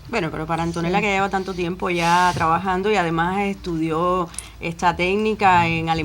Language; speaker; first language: Spanish; native; Spanish